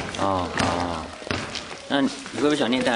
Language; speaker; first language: Chinese; native; Chinese